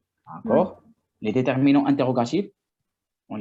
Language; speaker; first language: French; non-native, fluent; Arabic